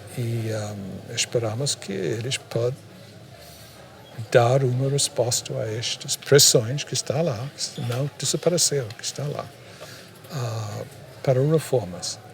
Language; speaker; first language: Portuguese; non-native, fluent; English